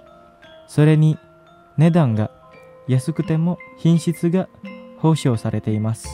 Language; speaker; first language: Japanese; non-native, learner; Indonesian